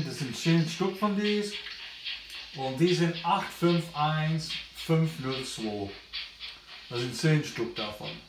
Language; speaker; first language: German; non-native, learner; English